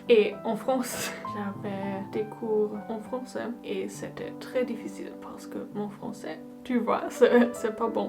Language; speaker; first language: French; non-native, learner; German